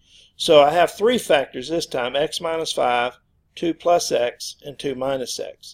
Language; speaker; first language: English; native; English